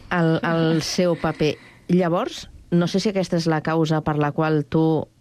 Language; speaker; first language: Catalan; native; Catalan